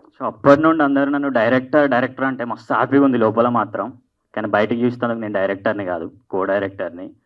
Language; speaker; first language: Telugu; native; Telugu